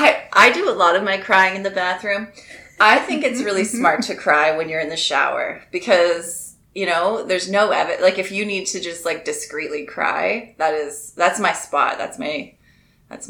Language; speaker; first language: English; native; English